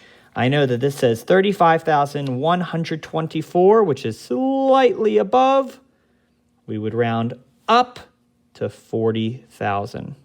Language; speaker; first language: English; native; English